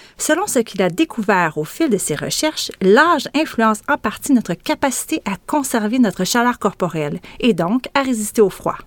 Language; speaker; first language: French; native; French